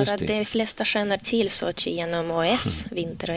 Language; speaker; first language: Swedish; non-native, learner; Russian